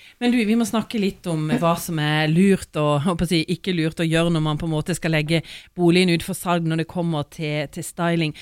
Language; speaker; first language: Norwegian; native; Norwegian